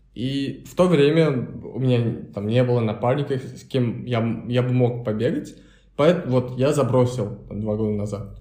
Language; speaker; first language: Russian; non-native, local second language; Uzbek